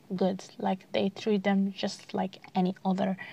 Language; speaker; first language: English; non-native, fluent; Arabic